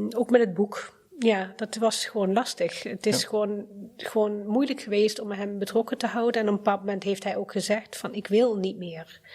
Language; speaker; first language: Dutch; early bilingual, other home language; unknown